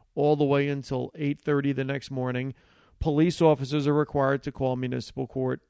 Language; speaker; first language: English; early bilingual, other home language; Italian